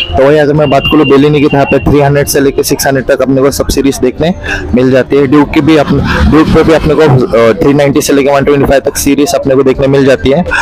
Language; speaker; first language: Hindi; native; Hindi